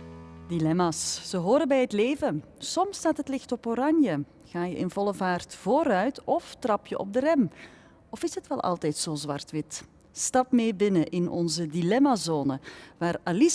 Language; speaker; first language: Dutch; native; Dutch